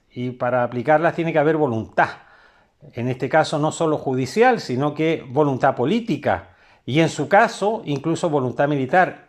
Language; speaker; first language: Spanish; native; Spanish